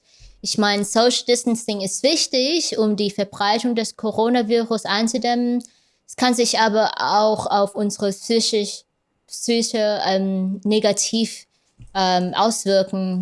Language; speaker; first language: German; non-native, fluent; Vietnamese